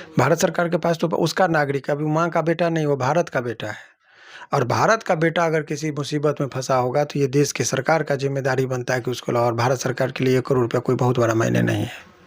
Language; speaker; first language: Hindi; native; Hindi